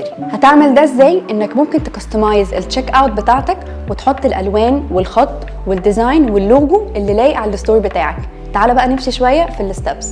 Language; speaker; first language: Arabic; native; Arabic